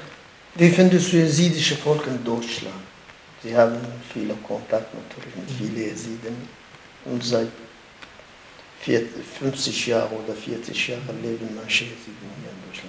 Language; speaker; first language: German; non-native, learner; Kurdish